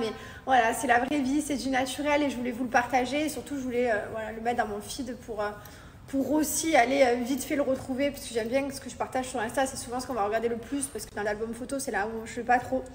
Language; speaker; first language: French; native; French